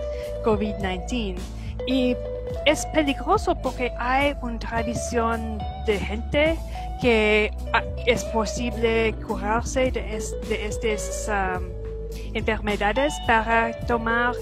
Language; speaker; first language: Spanish; non-native, fluent; English